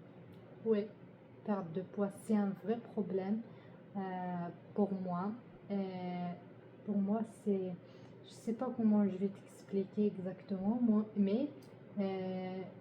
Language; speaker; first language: French; non-native, learner; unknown